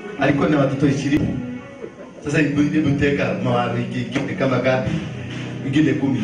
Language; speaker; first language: Swahili; non-native, local second language; Kikuyu